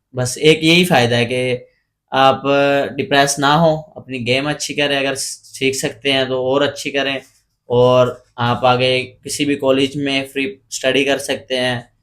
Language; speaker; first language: Urdu; non-native, local second language; Punjabi